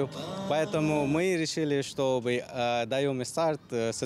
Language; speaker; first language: Russian; non-native, fluent; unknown